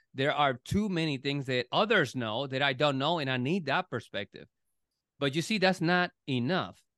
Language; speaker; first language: English; non-native, fluent; Spanish